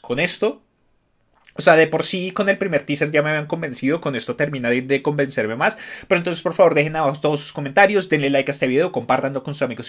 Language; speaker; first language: Spanish; native; Spanish